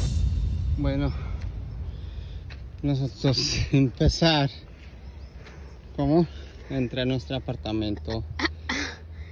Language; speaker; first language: Spanish; non-native, learner; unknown